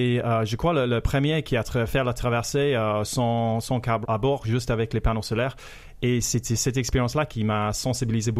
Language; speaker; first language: French; non-native, fluent; English